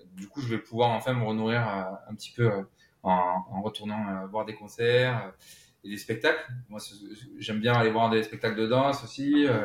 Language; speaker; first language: French; native; French